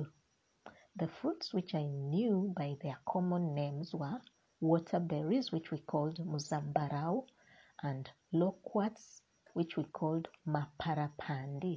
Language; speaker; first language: English; non-native, local second language; Luyia